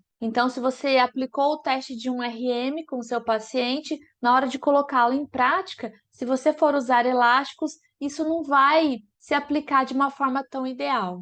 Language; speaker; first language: Portuguese; native; Portuguese